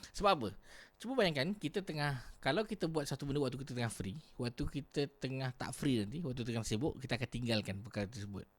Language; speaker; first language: Malay; native; Malay